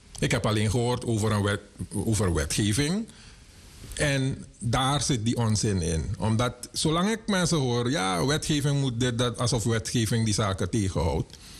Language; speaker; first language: Dutch; native; Dutch